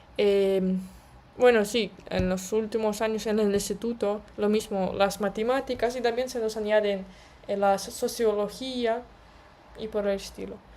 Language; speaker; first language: Spanish; non-native, fluent; Russian